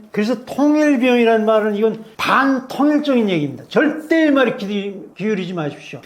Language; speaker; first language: Korean; native; Korean